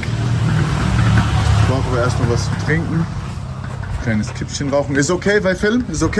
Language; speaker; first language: German; native; German